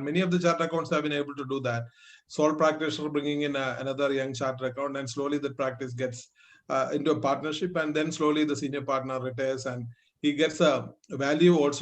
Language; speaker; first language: English; non-native, local second language; Malayalam